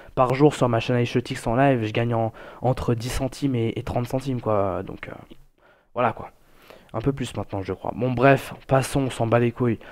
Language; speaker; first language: French; native; French